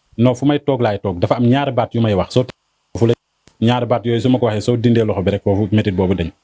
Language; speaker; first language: Wolof; non-native, local second language; Serer